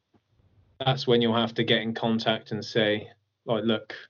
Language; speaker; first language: English; native; English